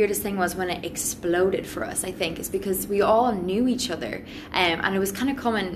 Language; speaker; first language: English; native; English